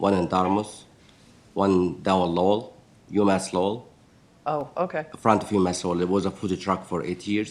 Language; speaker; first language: English; non-native, learner; Arabic